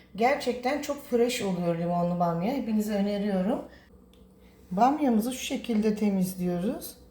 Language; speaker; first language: Turkish; native; Turkish